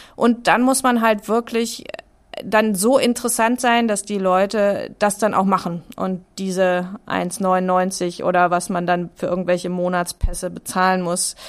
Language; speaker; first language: German; native; German